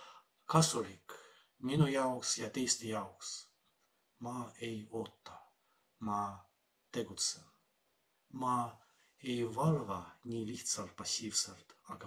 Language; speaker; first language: Estonian; non-native, fluent; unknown